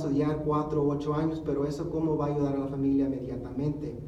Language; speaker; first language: Spanish; early bilingual, heritage; Spanish